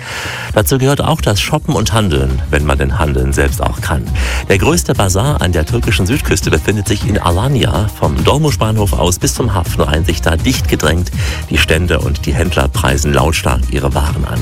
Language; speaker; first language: German; native; German